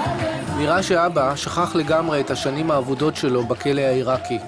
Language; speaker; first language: Hebrew; native; Hebrew